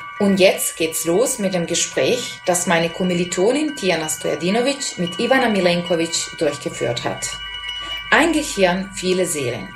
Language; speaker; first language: German; non-native, fluent; Serbian